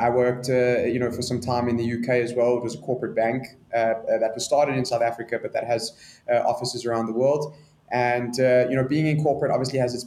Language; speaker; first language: English; native; English